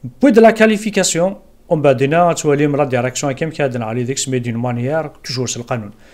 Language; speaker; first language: French; non-native, local second language; Kabyle